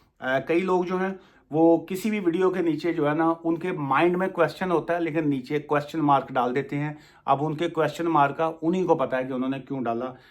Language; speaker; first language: Urdu; non-native, local second language; Punjabi